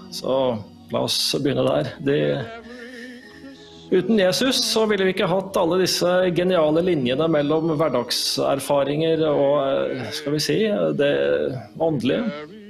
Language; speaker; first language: Norwegian; native; Norwegian